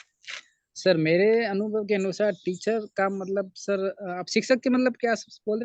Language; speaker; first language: Hindi; native; Hindi